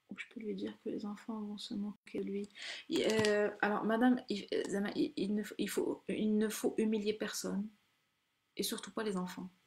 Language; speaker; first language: French; non-native, local second language; Arabic